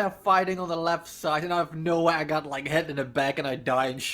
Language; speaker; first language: English; native; English